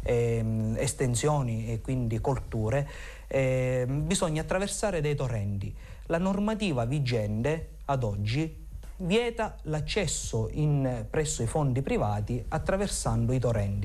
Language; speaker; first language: Italian; native; Italian